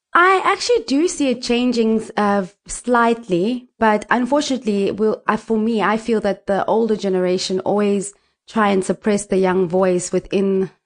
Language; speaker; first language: English; non-native, local second language; Northern Sotho